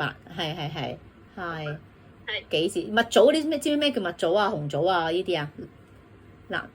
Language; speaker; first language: Cantonese; native; Cantonese